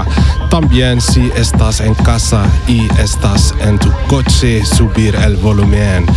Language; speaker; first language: Spanish; non-native, fluent; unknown